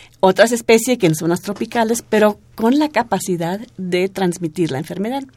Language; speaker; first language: Spanish; non-native, fluent; German